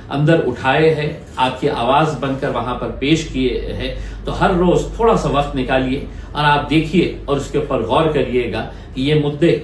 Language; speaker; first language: Urdu; native; Urdu